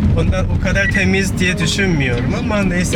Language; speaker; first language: Turkish; non-native, learner; Korean